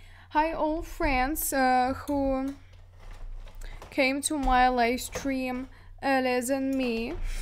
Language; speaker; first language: English; non-native, learner; Russian